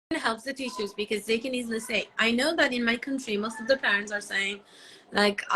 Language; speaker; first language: English; non-native, fluent; Azerbaijani